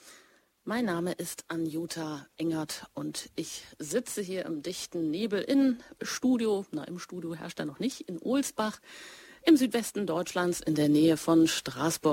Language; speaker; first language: German; native; German